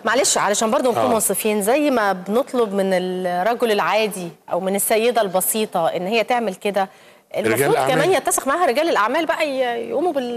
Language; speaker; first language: Arabic; native; Arabic